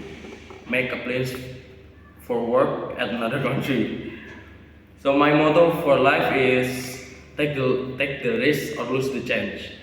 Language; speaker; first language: English; non-native, learner; Indonesian